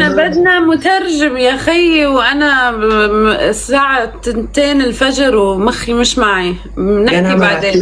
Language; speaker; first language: Arabic; native; Arabic